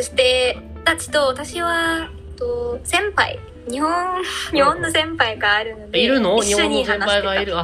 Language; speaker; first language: Japanese; non-native, learner; Arabic